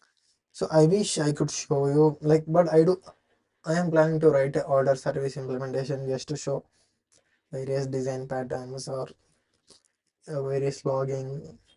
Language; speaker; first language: English; non-native, fluent; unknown